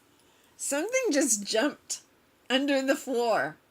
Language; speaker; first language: English; native; English